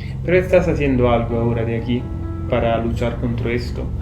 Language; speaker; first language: Spanish; non-native, fluent; Italian